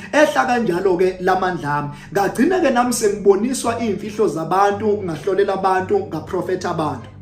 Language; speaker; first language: Zulu; native; Zulu